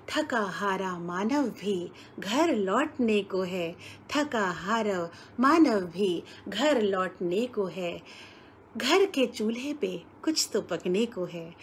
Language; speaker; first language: Hindi; native; Hindi